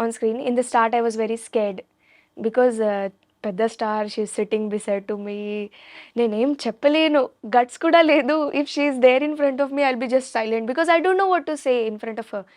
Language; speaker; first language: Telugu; non-native, local second language; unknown